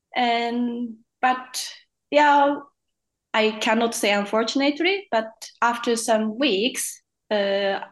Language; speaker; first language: English; non-native, fluent; Japanese